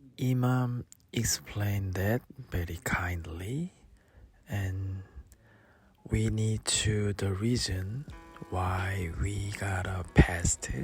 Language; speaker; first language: English; non-native, learner; Korean